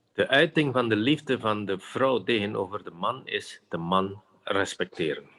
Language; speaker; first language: Dutch; non-native, fluent; Indonesian